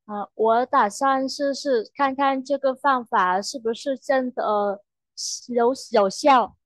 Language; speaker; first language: Chinese; non-native, fluent; Vietnamese